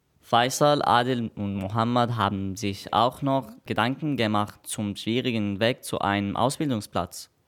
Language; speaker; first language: German; non-native, fluent; Arabic